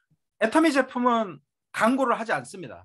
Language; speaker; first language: Korean; native; Korean